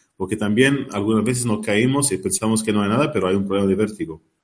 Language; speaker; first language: Spanish; non-native, learner; Arabic